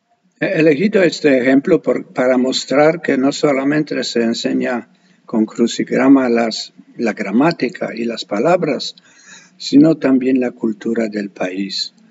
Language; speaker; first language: Spanish; non-native, fluent; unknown